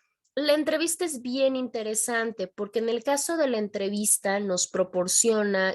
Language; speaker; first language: Spanish; native; Spanish